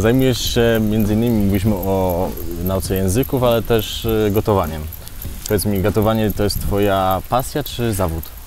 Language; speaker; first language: Polish; native; Polish